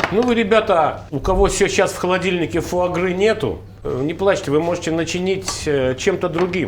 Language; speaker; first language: Russian; native; Russian